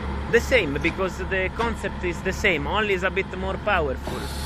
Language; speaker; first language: English; non-native, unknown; Italian